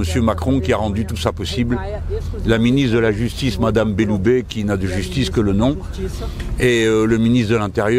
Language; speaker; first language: French; native; French